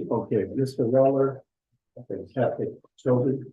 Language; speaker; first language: English; native; English